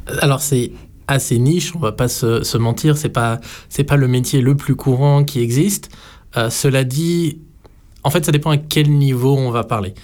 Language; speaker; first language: French; native; French